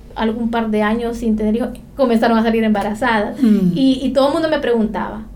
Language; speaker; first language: Spanish; native; Spanish